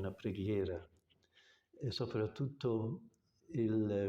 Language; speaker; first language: Italian; non-native, local second language; German